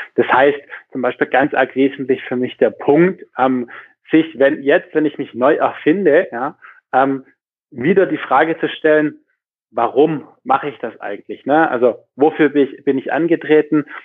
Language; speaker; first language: German; native; German